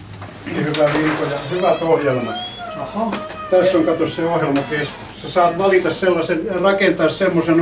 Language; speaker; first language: Finnish; native; Finnish